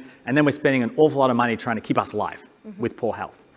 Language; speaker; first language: English; native; English